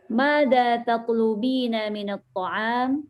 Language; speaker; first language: Arabic; non-native, learner; Indonesian